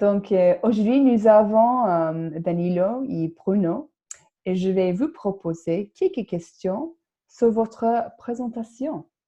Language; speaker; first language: French; non-native, fluent; English